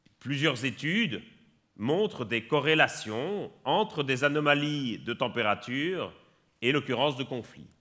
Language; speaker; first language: French; native; French